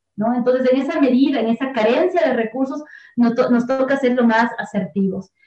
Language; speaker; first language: Spanish; native; Spanish